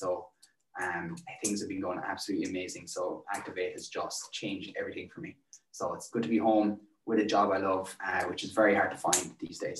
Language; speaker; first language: English; native; English